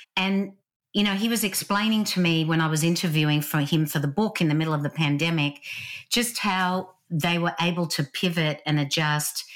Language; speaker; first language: English; native; English